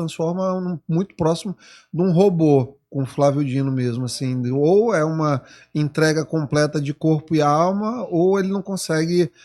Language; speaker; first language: Portuguese; native; Portuguese